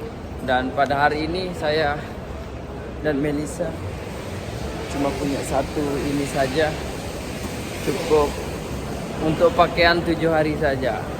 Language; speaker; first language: Indonesian; non-native, local second language; Sasak